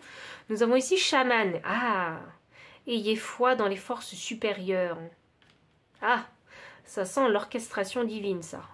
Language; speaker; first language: French; native; French